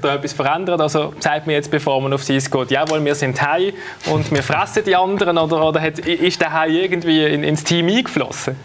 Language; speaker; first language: German; native; German